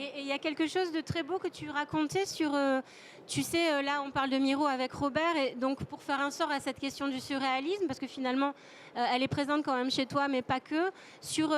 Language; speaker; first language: French; native; French